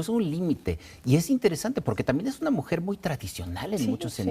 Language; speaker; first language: Spanish; native; Spanish